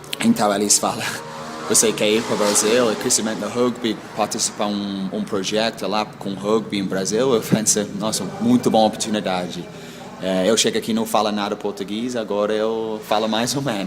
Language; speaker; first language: Portuguese; non-native, learner; English